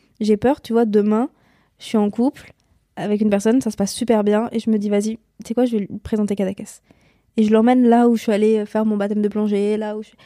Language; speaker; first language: French; native; French